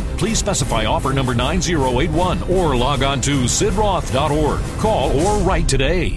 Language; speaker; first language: English; native; English